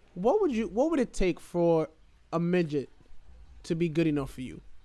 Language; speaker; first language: English; native; English